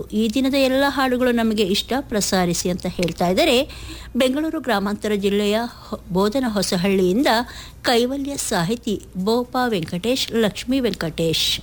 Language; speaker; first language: Kannada; native; Kannada